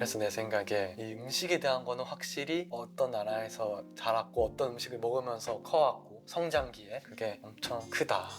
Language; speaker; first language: Korean; native; Korean